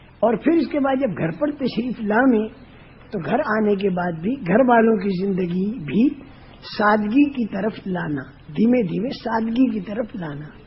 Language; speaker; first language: Urdu; non-native, local second language; Gujarati